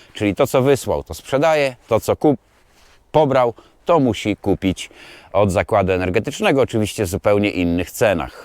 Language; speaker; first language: Polish; native; Polish